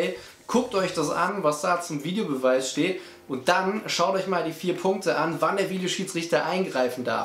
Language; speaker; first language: German; native; German